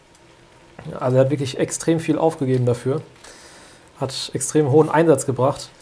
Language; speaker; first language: German; native; German